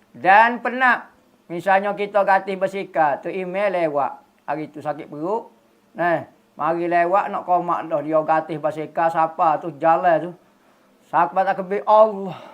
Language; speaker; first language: Malay; native; Malay